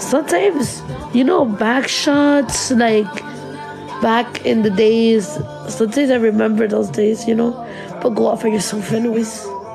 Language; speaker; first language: English; early bilingual, other home language; Spanish